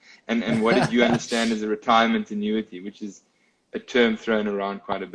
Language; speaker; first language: English; native; English